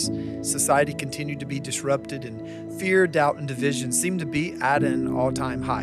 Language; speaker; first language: English; native; English